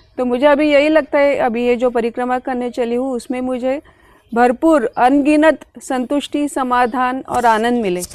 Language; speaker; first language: Hindi; non-native, local second language; Marathi